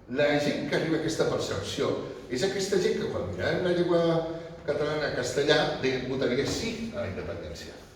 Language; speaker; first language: Catalan; non-native, local second language; Spanish